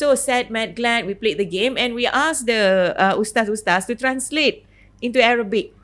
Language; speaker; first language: English; non-native, fluent; Malay